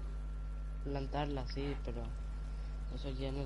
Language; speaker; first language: Spanish; native; Spanish